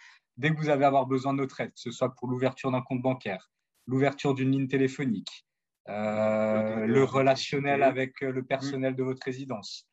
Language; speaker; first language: French; native; French